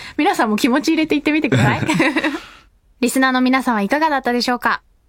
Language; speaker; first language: Japanese; native; Japanese